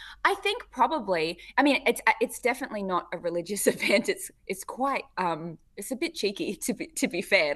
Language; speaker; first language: English; native; English